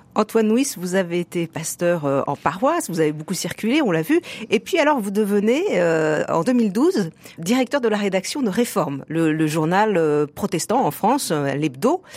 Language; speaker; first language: French; native; French